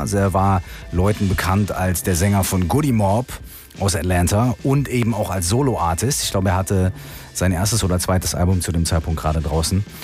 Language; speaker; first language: German; native; German